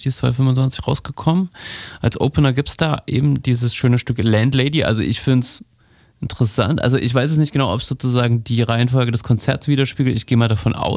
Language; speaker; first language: German; native; German